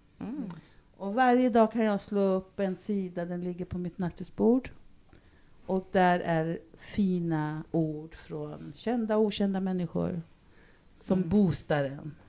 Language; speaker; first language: Swedish; early bilingual, other home language; Spanish